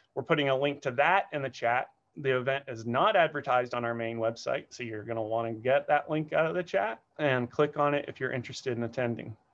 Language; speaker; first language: English; native; English